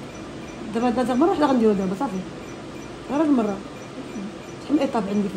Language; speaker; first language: Arabic; native; Arabic